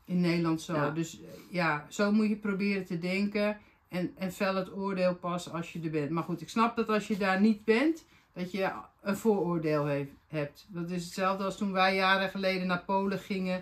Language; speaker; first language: Dutch; native; Dutch